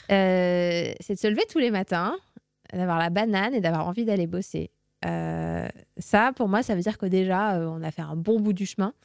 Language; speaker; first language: French; native; French